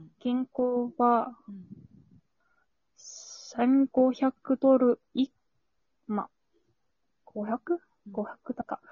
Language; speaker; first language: Japanese; non-native, learner; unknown